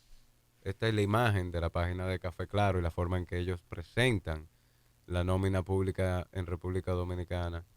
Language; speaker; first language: Spanish; native; Spanish